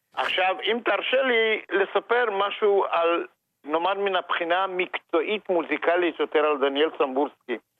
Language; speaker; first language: Hebrew; non-native, fluent; Romanian